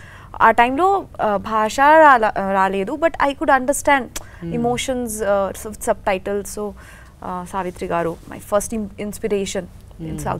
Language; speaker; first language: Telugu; non-native, learner; Bangla